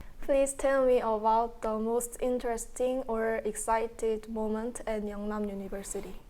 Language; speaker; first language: English; non-native, fluent; Korean